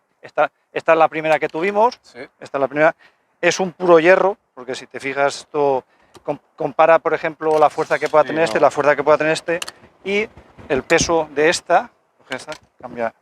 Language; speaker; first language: Spanish; native; Spanish